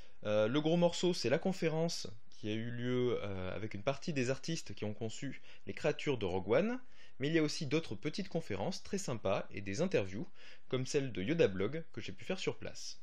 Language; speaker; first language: French; native; French